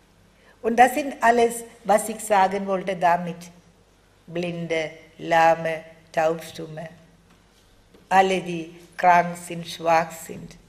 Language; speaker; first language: German; non-native, fluent; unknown